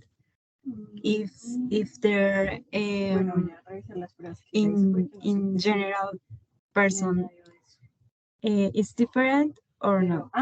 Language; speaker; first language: English; non-native, learner; Spanish